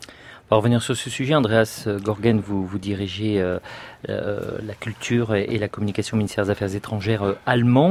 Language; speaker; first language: French; native; French